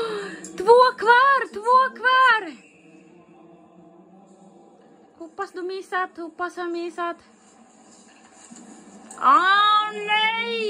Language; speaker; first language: Swedish; non-native, learner; Filipino